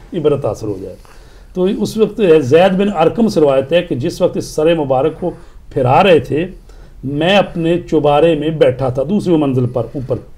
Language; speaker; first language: Urdu; native; Urdu